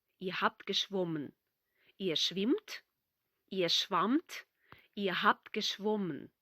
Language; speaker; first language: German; non-native, fluent; Ukrainian